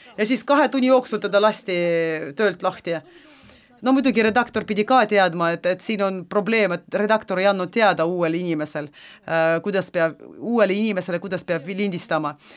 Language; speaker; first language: Estonian; non-native, local second language; Russian